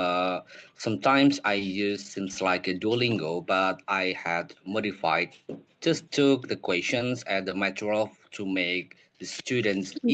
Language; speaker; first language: English; non-native, learner; Indonesian